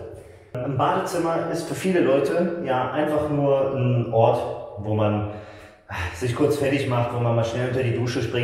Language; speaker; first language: German; native; German